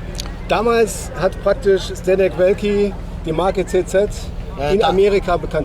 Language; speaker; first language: German; native; German